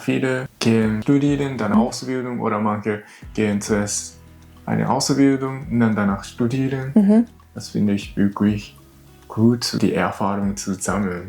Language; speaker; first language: German; non-native, learner; Japanese